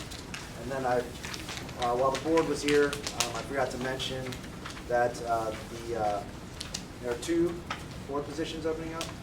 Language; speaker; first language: English; native; English